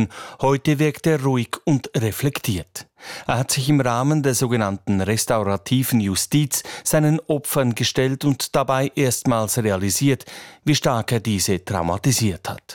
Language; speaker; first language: German; native; German